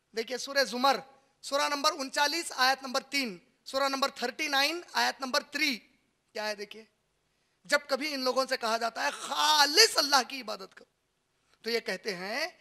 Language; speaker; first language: Hindi; native; Hindi